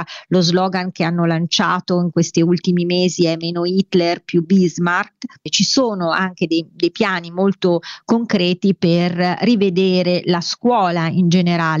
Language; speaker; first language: Italian; native; Italian